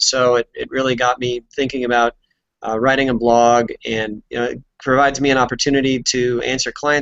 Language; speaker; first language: English; native; English